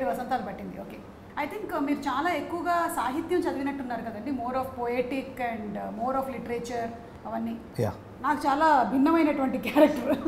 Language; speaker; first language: Telugu; native; Telugu